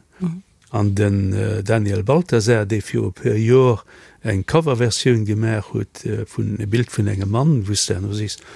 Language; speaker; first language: Luxembourgish; native; Luxembourgish